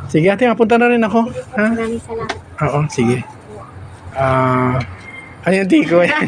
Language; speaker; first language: Filipino; native; Filipino